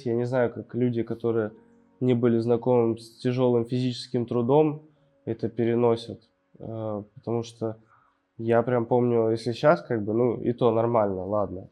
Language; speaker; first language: Russian; native; Russian